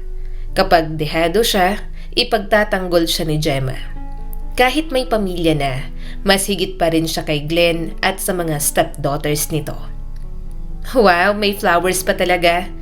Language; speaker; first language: Filipino; native; Filipino